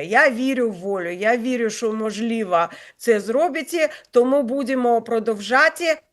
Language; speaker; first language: Ukrainian; non-native, local second language; Russian